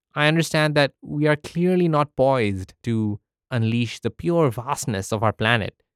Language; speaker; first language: English; early bilingual, other home language; Arabic